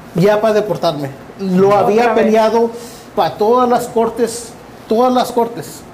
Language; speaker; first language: Spanish; early bilingual, heritage; Spanish